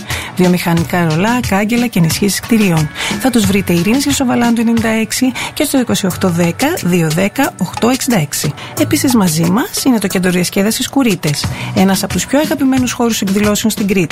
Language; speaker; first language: Greek; native; Greek